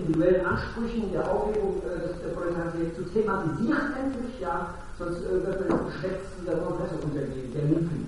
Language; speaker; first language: German; native; German